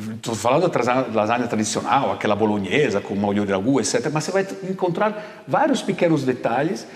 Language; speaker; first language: Portuguese; non-native, fluent; Italian